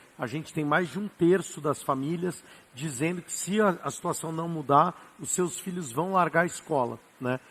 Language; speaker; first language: Portuguese; native; Portuguese